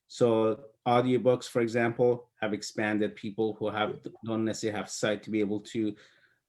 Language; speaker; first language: English; non-native, fluent; Persian